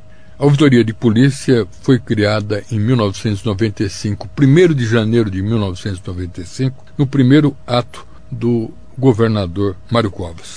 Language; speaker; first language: Portuguese; native; Portuguese